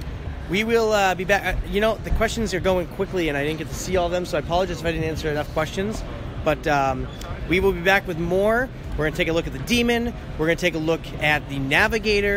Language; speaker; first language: English; native; English